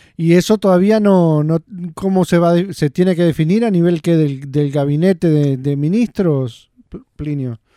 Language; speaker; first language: Spanish; native; Spanish